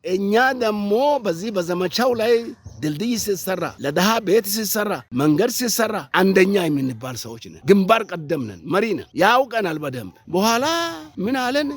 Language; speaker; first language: Amharic; non-native, local second language; Oromo